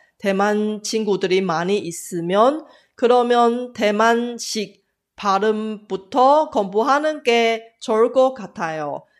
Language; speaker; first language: Korean; non-native, fluent; Chinese